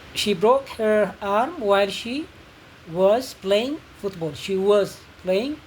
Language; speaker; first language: English; non-native, local second language; Amharic